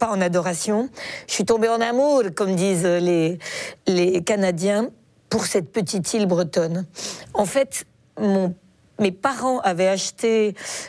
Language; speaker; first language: French; native; French